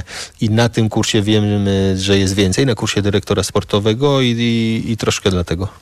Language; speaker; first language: Polish; early bilingual, heritage; Polish